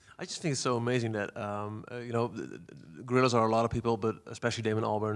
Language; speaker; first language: English; non-native, fluent; Dutch